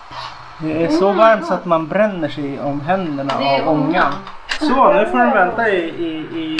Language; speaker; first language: Swedish; native; Swedish